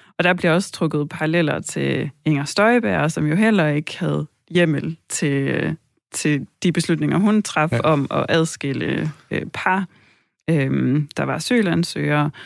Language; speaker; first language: Danish; native; Danish